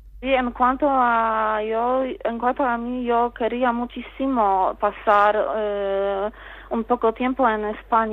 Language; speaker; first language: Spanish; non-native, fluent; Polish